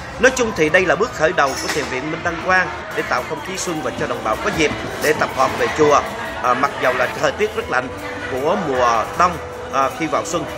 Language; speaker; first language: Vietnamese; native; Vietnamese